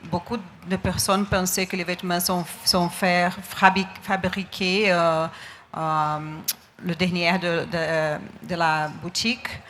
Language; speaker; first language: French; non-native, learner; Portuguese